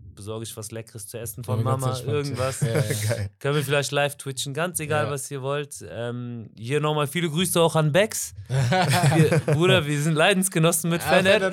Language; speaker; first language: German; native; German